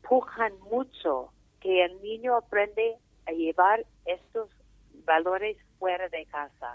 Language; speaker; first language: Spanish; non-native, fluent; English